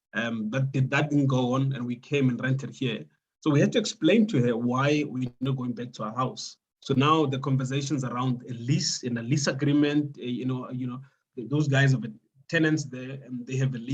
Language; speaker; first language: English; non-native, local second language; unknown